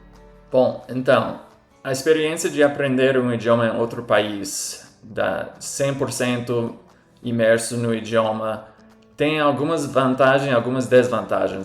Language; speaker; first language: Portuguese; non-native, fluent; English